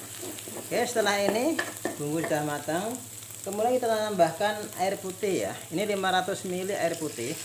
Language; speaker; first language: Indonesian; native; Indonesian